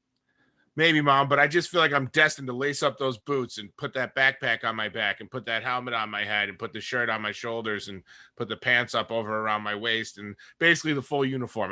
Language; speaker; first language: English; native; English